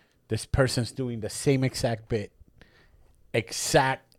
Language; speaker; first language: English; early bilingual, other home language; Spanish